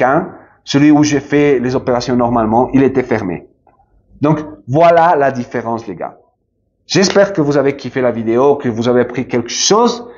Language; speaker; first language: French; non-native, fluent; Spanish